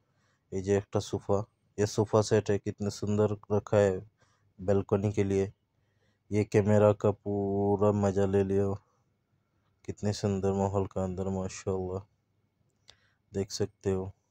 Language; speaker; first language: Hindi; non-native, local second language; Bangla